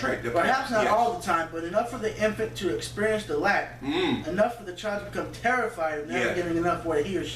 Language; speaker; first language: English; native; English